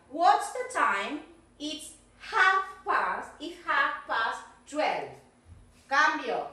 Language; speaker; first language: English; non-native, fluent; Spanish